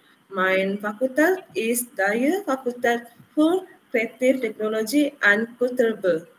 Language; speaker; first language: German; non-native, learner; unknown